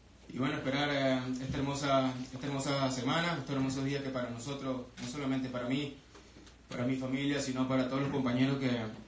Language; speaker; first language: Spanish; native; Spanish